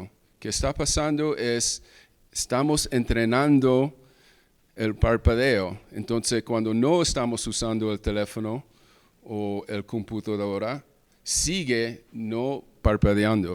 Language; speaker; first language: Spanish; early bilingual, heritage; English